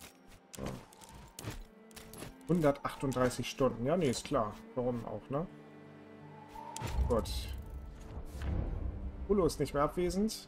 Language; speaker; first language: German; native; German